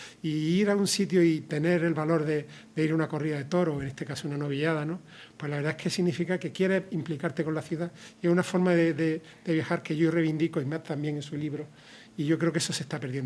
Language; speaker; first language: Spanish; native; Spanish